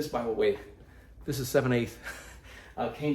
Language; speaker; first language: English; native; English